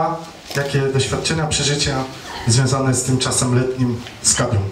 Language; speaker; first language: Polish; native; Polish